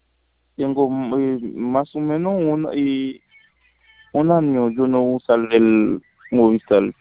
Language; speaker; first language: Spanish; non-native, learner; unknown